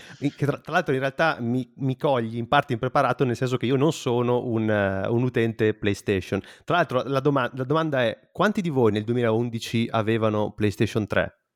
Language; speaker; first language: Italian; native; Italian